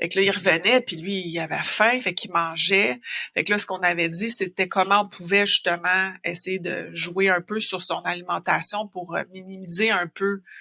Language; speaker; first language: French; native; French